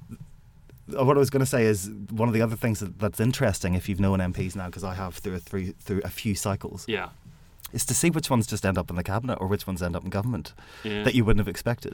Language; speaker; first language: English; native; English